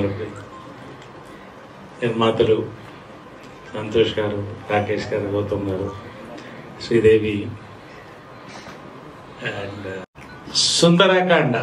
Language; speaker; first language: Telugu; native; Telugu